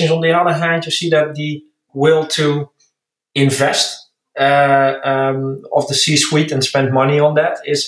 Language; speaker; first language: English; non-native, fluent; Dutch